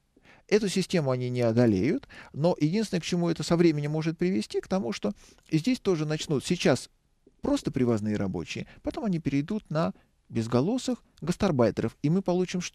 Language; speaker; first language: Russian; native; Russian